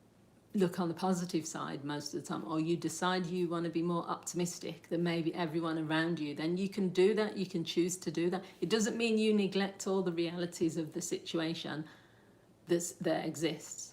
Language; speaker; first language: English; native; English